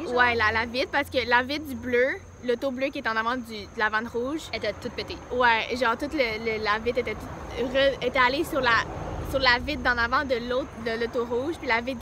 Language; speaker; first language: French; native; French